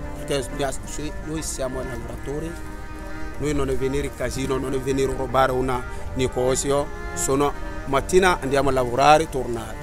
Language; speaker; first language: Italian; non-native, learner; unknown